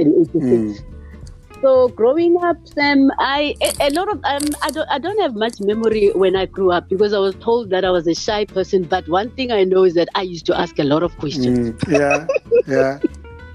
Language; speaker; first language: English; non-native, local second language; Xhosa